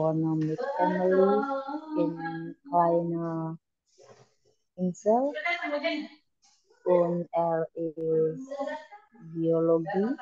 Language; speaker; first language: German; non-native, learner; Indonesian